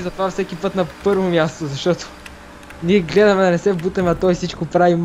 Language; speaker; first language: Bulgarian; native; Bulgarian